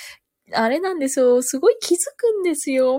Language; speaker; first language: Japanese; native; Japanese